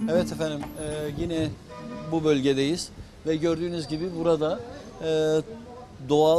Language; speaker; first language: Turkish; native; Turkish